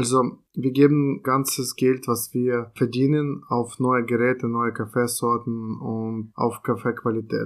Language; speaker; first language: German; non-native, fluent; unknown